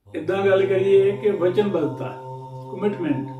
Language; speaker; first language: Hindi; non-native, local second language; Punjabi